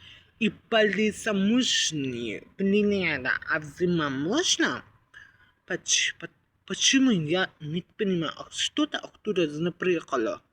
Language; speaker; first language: Russian; non-native, learner; Uzbek